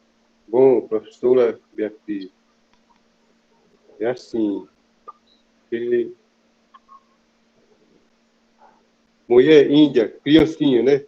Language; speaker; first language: Portuguese; non-native, local second language; Kayapó